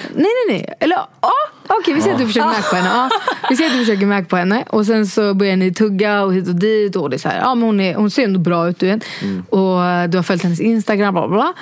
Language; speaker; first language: Swedish; early bilingual, other home language; Kurdish